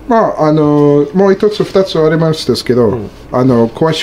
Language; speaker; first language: Japanese; non-native, learner; English